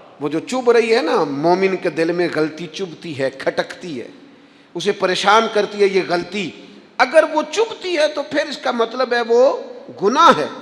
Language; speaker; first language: Urdu; non-native, local second language; Punjabi